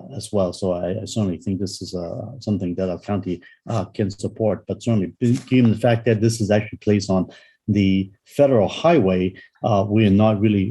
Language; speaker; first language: English; non-native, local second language; Cantonese